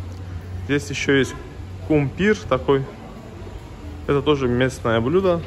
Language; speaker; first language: Russian; non-native, local second language; Turkish